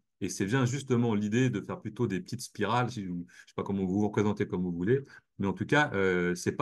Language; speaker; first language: French; native; French